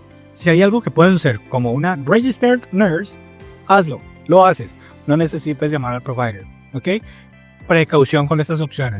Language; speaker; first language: Spanish; native; Spanish